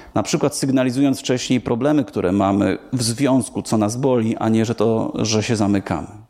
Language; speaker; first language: Polish; native; Polish